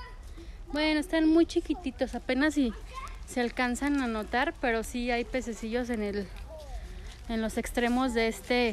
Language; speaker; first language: Spanish; native; Spanish